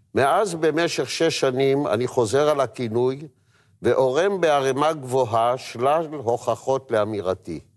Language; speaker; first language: Hebrew; native; Hebrew